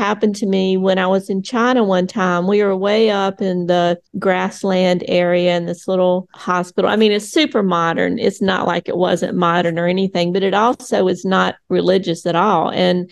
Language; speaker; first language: English; native; English